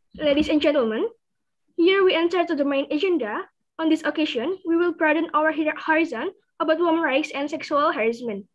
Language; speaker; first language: English; non-native, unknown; Indonesian